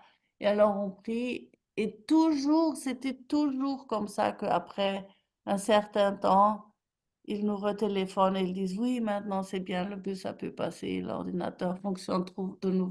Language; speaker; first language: French; non-native, fluent; German